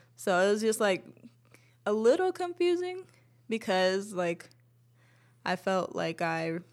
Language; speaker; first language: English; early bilingual, other home language; Spanish